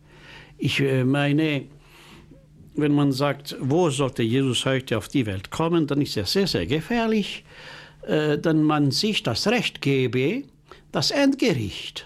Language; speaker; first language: German; non-native, local second language; French